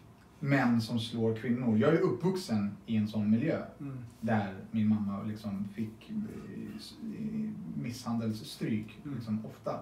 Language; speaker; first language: Swedish; native; Swedish